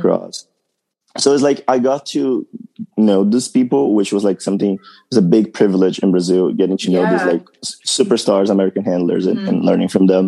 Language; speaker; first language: English; non-native, fluent; Portuguese